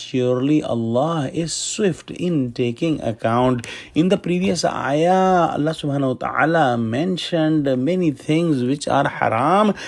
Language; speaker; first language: English; non-native, local second language; Urdu